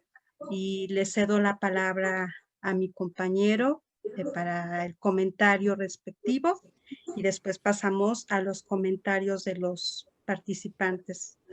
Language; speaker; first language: Spanish; native; Spanish